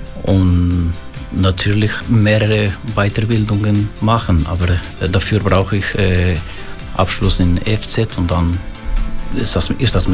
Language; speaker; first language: German; non-native, fluent; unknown